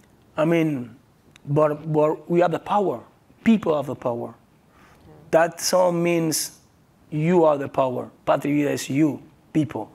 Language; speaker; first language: English; non-native, learner; Spanish